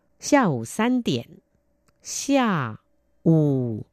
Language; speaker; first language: Chinese; non-native, learner; Vietnamese